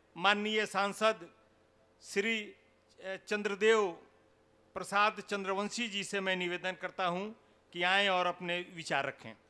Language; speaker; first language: Hindi; native; Hindi